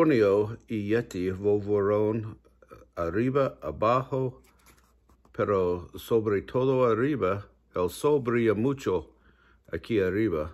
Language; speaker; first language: Spanish; non-native, learner; English